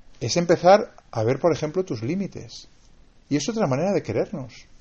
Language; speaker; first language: Spanish; native; Spanish